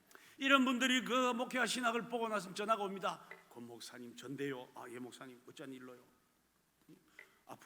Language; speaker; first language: Korean; native; Korean